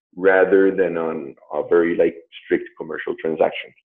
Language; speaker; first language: English; non-native, fluent; Spanish